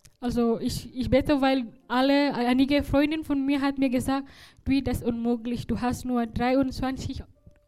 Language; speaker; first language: German; non-native, learner; Indonesian